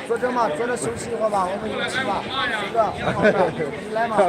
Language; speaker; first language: Chinese; native; Chinese